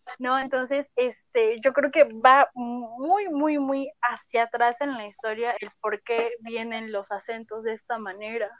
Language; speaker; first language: Spanish; native; Spanish